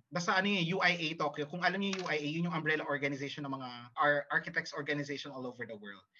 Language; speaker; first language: Filipino; early bilingual, heritage; Filipino